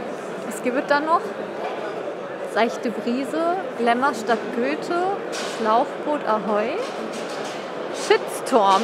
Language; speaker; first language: German; native; German